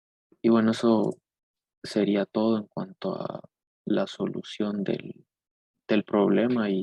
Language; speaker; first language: Spanish; native; Spanish